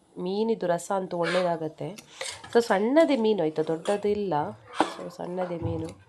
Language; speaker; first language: Kannada; non-native, local second language; Konkani